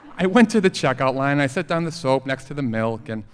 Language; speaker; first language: English; native; English